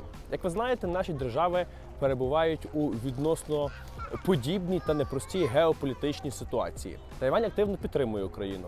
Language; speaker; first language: Ukrainian; native; Ukrainian